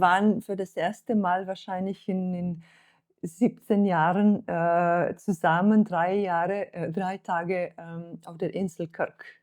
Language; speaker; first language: German; non-native, fluent; Slovenian